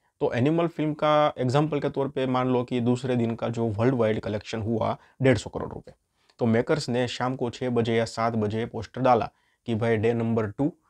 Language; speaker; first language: Hindi; non-native, local second language; Gujarati